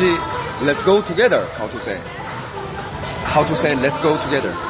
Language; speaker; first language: English; non-native, learner; Korean